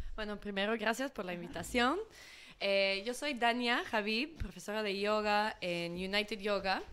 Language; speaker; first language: Spanish; non-native, fluent; English